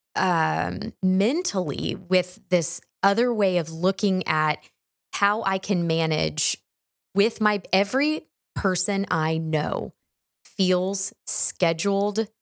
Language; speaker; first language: English; native; English